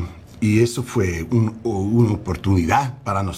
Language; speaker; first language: Spanish; early bilingual, heritage; English